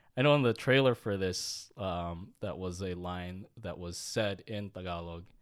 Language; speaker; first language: English; early bilingual, other home language; Filipino